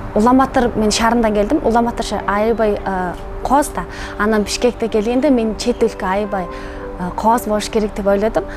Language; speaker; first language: Kyrgyz; non-native, learner; Mongolian